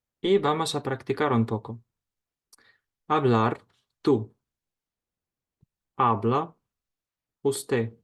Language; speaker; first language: Spanish; non-native, fluent; Ukrainian